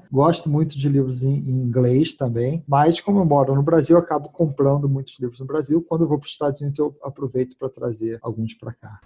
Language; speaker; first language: Portuguese; early bilingual, heritage; Portuguese